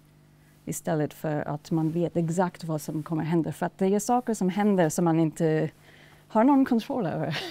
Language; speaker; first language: Swedish; non-native, fluent; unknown